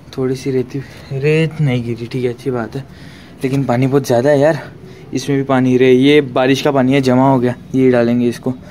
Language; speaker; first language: Hindi; non-native, local second language; Marathi